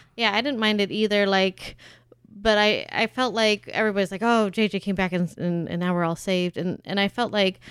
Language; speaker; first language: English; early bilingual, other home language; German